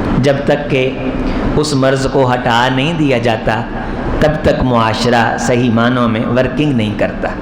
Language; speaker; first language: Urdu; non-native, local second language; Punjabi